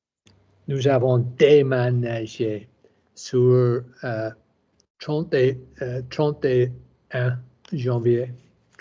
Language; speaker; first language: French; non-native, learner; English